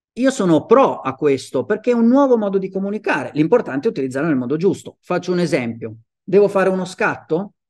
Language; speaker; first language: Italian; native; Italian